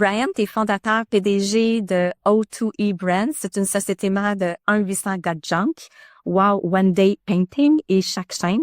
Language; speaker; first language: French; native; French